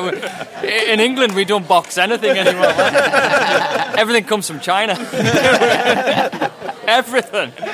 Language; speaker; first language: English; native; English